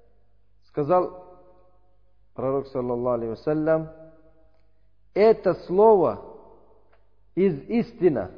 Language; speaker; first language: Russian; non-native, learner; Uzbek